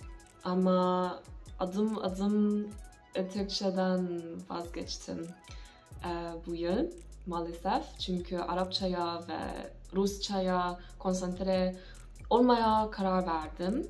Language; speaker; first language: Turkish; non-native, learner; English